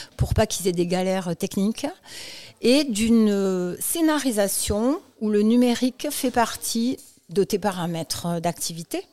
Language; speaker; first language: French; native; French